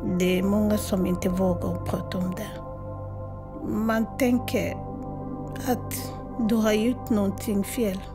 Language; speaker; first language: Swedish; non-native, fluent; Lingala